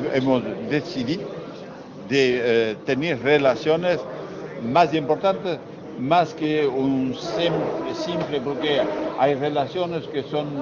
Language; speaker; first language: Spanish; non-native, learner; French